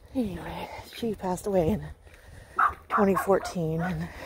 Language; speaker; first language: English; native; English